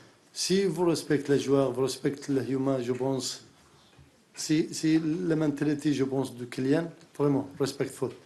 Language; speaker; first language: French; non-native, learner; Arabic